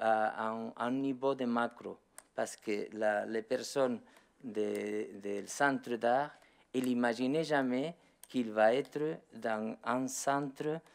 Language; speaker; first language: French; non-native, learner; Spanish